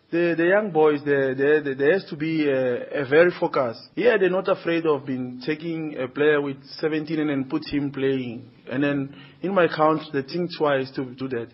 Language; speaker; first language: English; non-native, learner; Portuguese